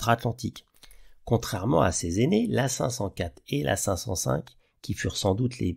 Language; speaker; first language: French; native; French